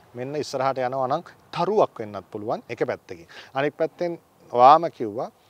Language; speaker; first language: Sinhala; native; Sinhala